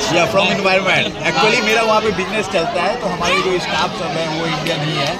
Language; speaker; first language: Hindi; native; Hindi